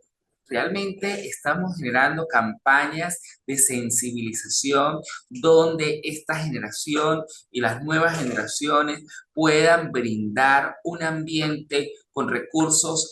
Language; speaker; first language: Spanish; native; Spanish